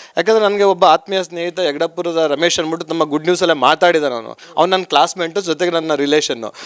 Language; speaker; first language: Kannada; native; Kannada